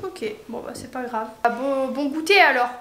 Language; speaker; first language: French; native; French